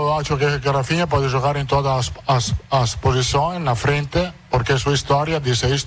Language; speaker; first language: Portuguese; non-native, fluent; Italian